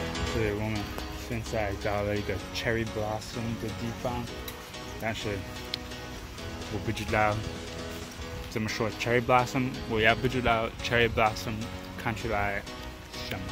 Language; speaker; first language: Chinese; non-native, learner; English